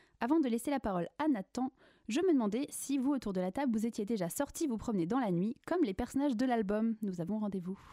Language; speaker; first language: French; native; French